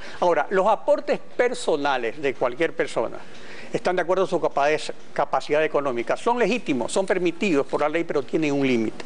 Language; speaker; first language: Spanish; native; Spanish